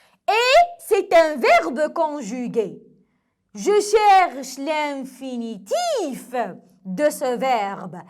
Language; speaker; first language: French; non-native, local second language; Arabic